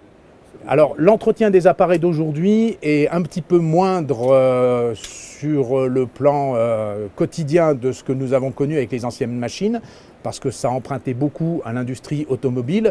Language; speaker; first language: French; native; French